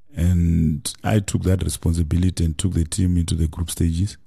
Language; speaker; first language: English; non-native, local second language; Shona